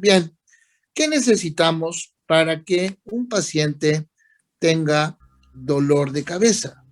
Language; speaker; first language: Spanish; native; Spanish